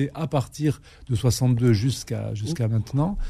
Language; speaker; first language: French; native; French